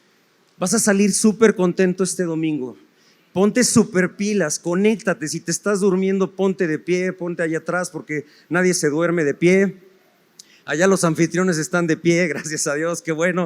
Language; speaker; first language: Spanish; native; Spanish